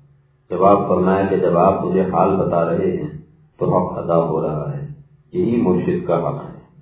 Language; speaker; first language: Urdu; native; Urdu